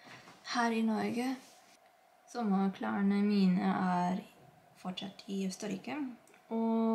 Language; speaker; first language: Norwegian; non-native, learner; Filipino